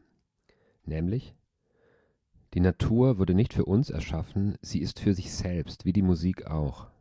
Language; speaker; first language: German; native; German